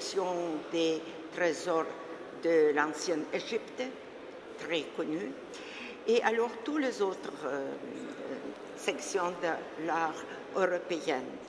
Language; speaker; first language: French; non-native, fluent; Russian